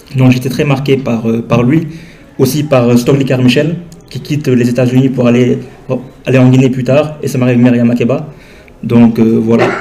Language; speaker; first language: French; non-native, local second language; Wolof